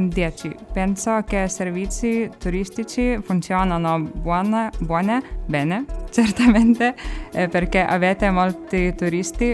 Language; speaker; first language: Italian; non-native, learner; Lithuanian